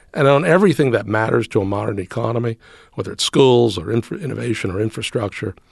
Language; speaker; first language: English; native; English